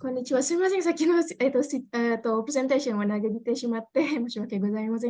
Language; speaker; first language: Japanese; non-native, fluent; Indonesian